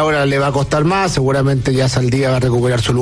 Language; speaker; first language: Spanish; native; Spanish